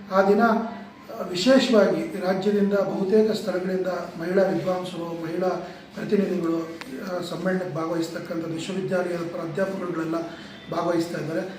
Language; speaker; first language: Kannada; native; Kannada